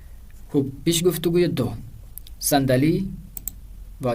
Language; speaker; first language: Persian; non-native, fluent; Urdu